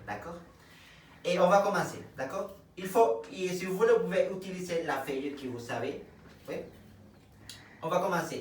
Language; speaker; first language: French; non-native, fluent; Spanish